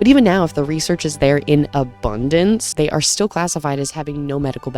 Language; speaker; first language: English; native; English